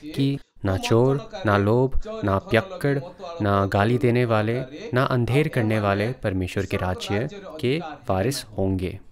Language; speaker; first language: Hindi; non-native, local second language; Odia